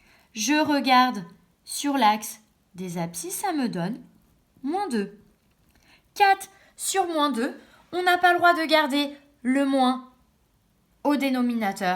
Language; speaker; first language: French; native; French